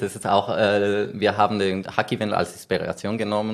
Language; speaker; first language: German; non-native, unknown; Spanish